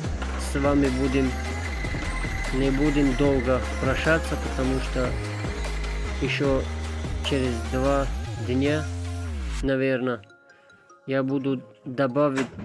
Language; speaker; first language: Russian; non-native, fluent; Tajik